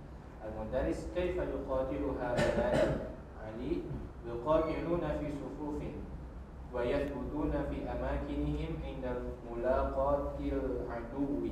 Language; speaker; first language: Arabic; non-native, learner; Indonesian